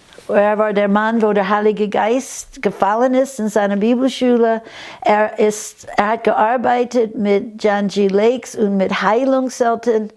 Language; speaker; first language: German; non-native, fluent; English